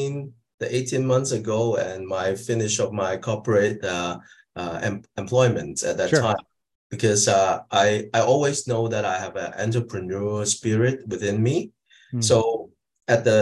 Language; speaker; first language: English; non-native, local second language; Cantonese